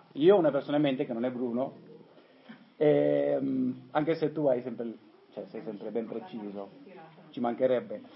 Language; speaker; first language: Italian; non-native, fluent; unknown